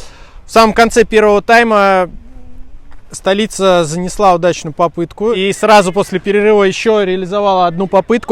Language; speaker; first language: Russian; native; Russian